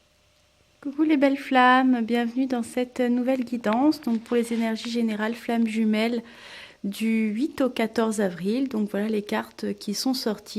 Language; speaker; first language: French; native; French